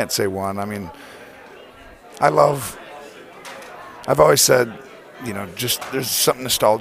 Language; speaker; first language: English; native; English